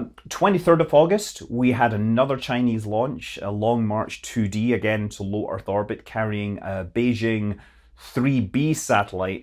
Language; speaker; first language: English; native; English